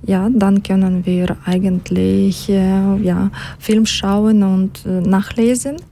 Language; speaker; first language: German; non-native, learner; Ukrainian